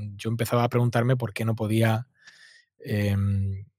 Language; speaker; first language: Spanish; native; Spanish